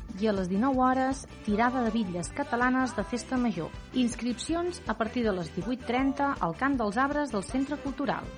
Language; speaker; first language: Catalan; native; Catalan